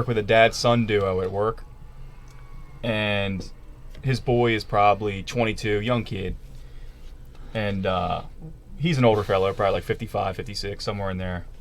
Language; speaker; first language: English; native; English